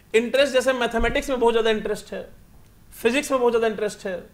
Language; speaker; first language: Hindi; native; Hindi